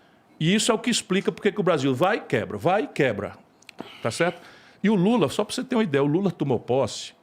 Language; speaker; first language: Portuguese; native; Portuguese